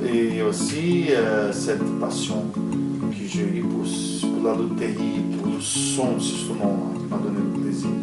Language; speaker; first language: French; non-native, fluent; Portuguese